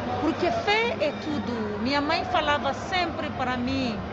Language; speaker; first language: Portuguese; non-native, learner; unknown